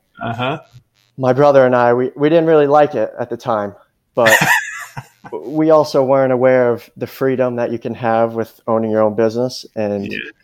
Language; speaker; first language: English; native; English